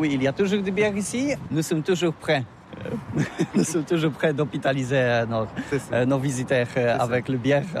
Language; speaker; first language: French; non-native, learner; Polish